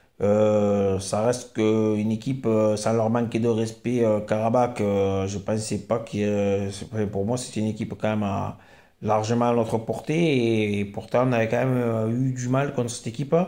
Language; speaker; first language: French; native; French